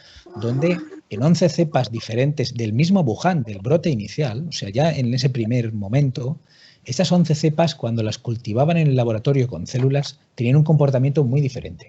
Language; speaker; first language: Spanish; native; Spanish